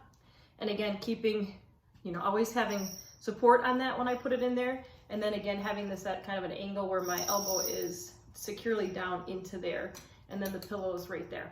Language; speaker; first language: English; native; English